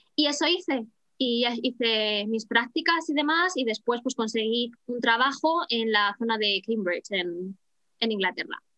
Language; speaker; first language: Spanish; native; Spanish